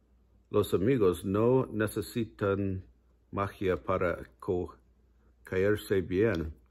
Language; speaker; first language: Spanish; non-native, learner; English